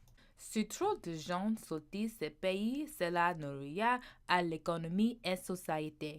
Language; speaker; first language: French; non-native, learner; English